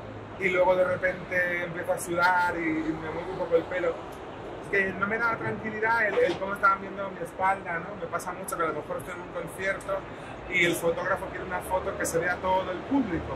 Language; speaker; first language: Spanish; native; Spanish